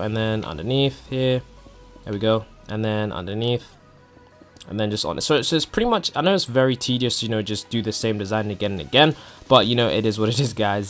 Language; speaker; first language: English; native; English